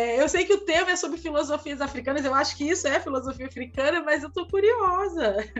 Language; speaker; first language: Portuguese; native; Portuguese